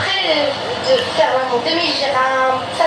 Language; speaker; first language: French; non-native, learner; Arabic